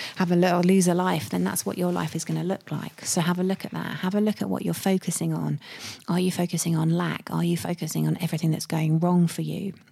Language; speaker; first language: English; native; English